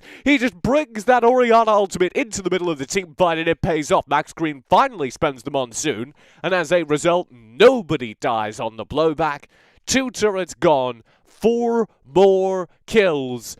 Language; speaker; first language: English; native; English